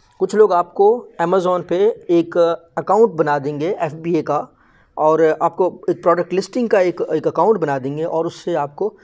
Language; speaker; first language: Urdu; non-native, local second language; Baluchi